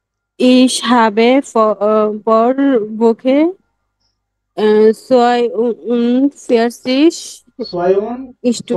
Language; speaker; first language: German; non-native, learner; Bangla